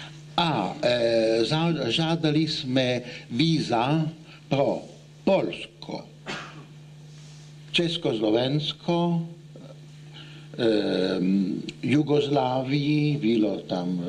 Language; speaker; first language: Czech; non-native, learner; Italian